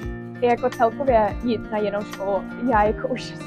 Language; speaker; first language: Czech; early bilingual, heritage; Czech